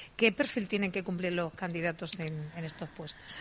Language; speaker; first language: Spanish; native; Spanish